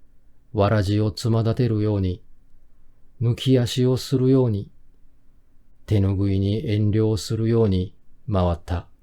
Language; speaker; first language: Japanese; native; Japanese